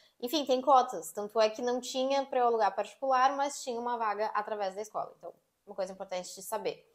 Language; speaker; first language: Portuguese; native; Portuguese